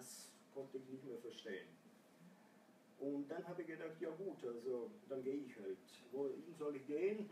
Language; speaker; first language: German; non-native, fluent; Croatian